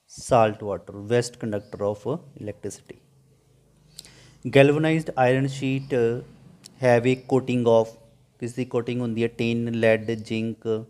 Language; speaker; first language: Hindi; non-native, local second language; Punjabi